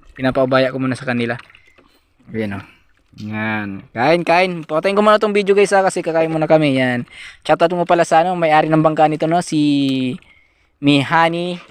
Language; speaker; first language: Filipino; native; Filipino